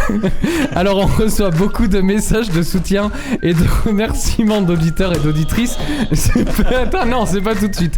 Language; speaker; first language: French; native; French